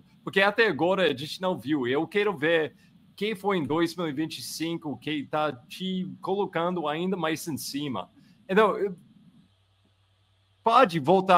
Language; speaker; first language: Portuguese; non-native, fluent; English